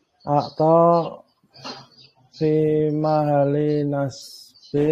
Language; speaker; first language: Arabic; non-native, learner; Indonesian